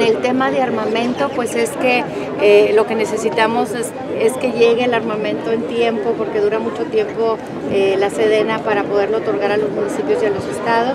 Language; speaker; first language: Spanish; native; Spanish